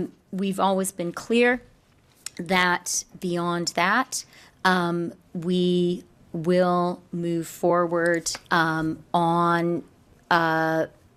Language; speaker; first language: English; native; English